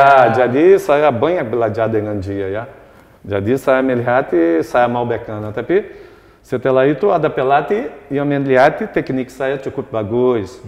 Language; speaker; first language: Indonesian; non-native, fluent; Portuguese